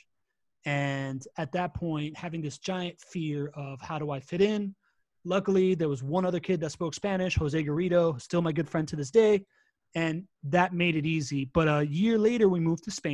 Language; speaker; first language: English; early bilingual, other home language; Spanish